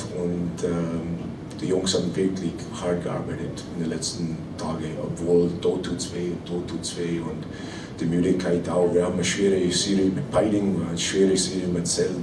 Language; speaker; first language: German; non-native, fluent; English